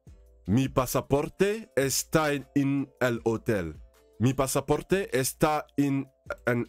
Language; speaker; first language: Spanish; non-native, learner; English